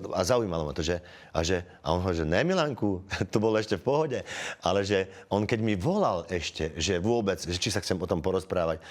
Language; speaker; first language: Slovak; native; Slovak